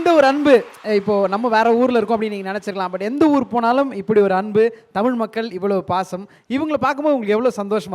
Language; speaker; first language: Tamil; native; Tamil